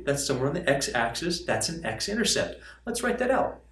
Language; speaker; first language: English; native; English